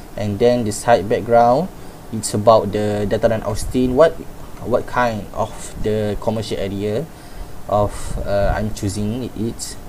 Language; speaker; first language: English; non-native, local second language; Malay